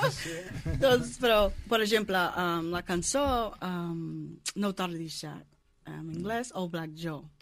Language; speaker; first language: Catalan; non-native, learner; English